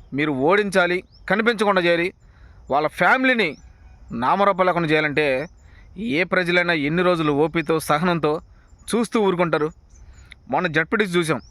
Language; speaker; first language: Telugu; native; Telugu